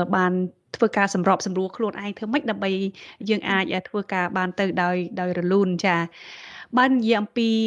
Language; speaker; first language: Khmer; native; Khmer